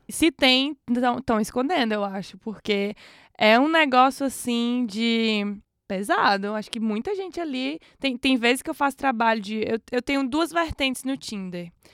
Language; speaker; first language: Portuguese; native; Portuguese